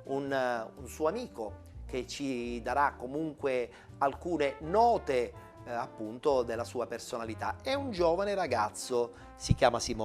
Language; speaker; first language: Italian; native; Italian